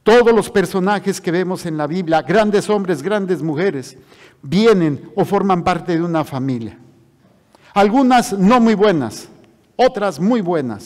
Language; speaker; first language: Spanish; native; Spanish